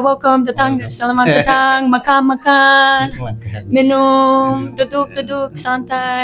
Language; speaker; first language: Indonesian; non-native, learner; English